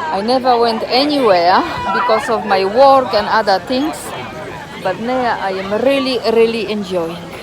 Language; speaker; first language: English; non-native, learner; Polish